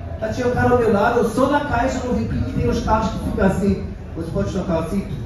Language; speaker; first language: Portuguese; non-native, fluent; German